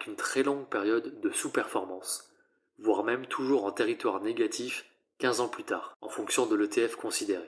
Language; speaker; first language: French; native; French